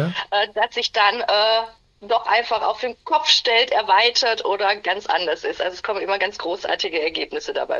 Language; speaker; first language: German; native; German